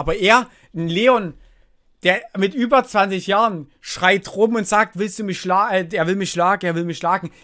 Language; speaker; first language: German; native; German